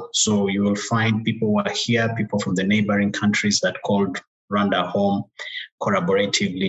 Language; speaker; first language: English; non-native, local second language; Kinyarwanda